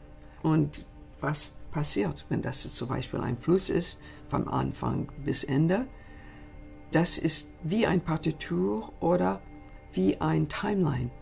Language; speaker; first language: German; non-native, learner; English